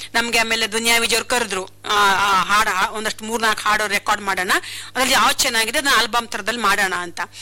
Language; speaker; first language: Kannada; non-native, local second language; Konkani